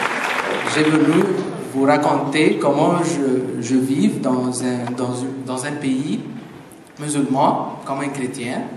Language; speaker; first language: French; non-native, fluent; Arabic